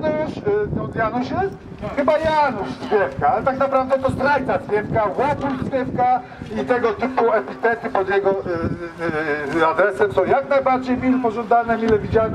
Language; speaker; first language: Polish; native; Polish